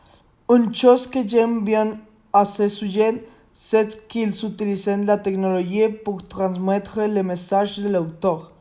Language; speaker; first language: French; non-native, learner; Spanish